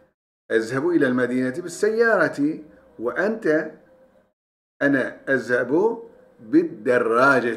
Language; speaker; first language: Arabic; non-native, fluent; Turkish